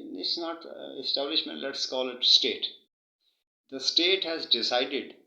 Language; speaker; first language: English; non-native, local second language; Urdu